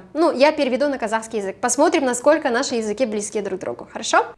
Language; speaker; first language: Russian; non-native, local second language; Kazakh